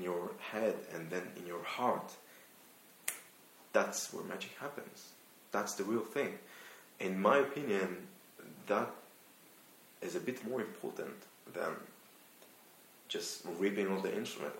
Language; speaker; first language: English; non-native, fluent; Hebrew